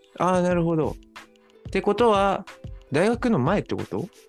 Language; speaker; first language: Japanese; native; Japanese